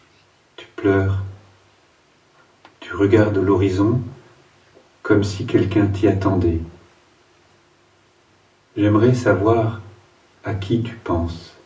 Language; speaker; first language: French; native; French